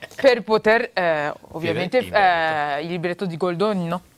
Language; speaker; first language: Italian; non-native, fluent; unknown